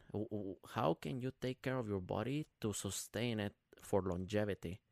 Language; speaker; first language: English; non-native, fluent; Spanish